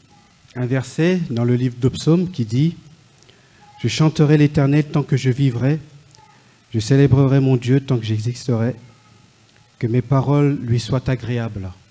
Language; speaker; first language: French; native; French